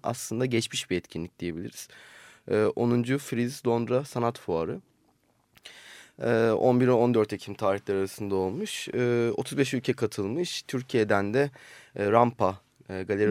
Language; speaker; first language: Turkish; native; Turkish